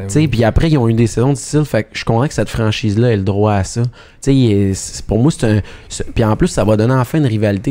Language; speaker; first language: French; native; French